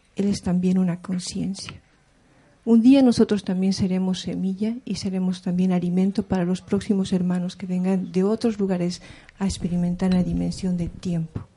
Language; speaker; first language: Spanish; native; Spanish